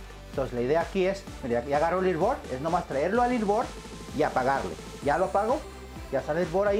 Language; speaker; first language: Spanish; native; Spanish